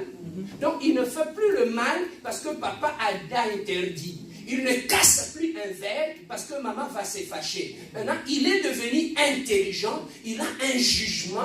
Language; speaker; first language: French; non-native, local second language; Lingala